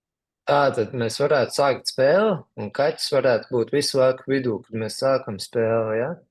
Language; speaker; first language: Latvian; native; Latvian